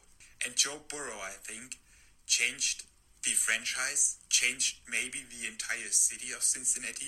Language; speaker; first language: English; non-native, fluent; German